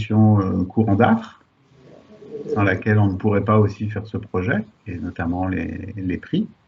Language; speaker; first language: French; native; French